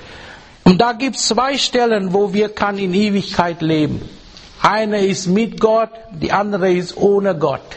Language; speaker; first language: German; non-native, learner; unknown